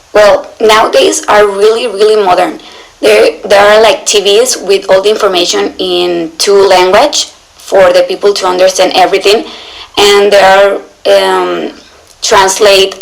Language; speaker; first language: English; non-native, learner; Spanish